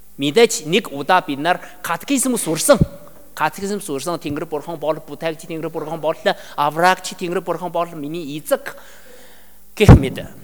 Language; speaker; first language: Mongolian; non-native, learner; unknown